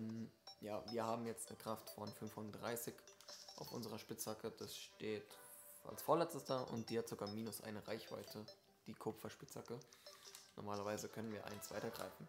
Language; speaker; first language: German; native; German